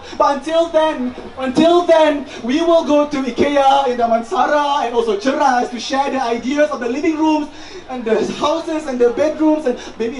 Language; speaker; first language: English; non-native, local second language; Malay